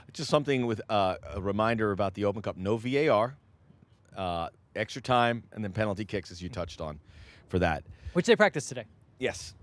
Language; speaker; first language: English; native; English